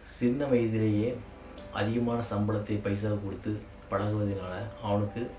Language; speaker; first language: Tamil; native; Tamil